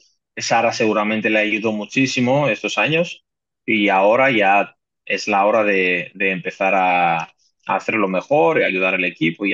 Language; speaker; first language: Spanish; non-native, fluent; Greek